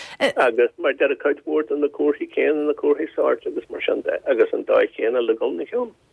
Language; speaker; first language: Irish; non-native, local second language; English